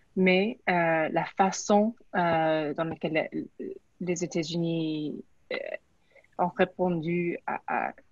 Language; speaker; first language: French; non-native, learner; English